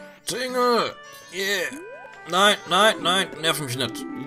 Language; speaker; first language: German; native; German